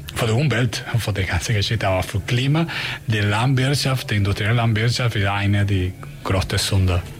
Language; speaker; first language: German; non-native, learner; Spanish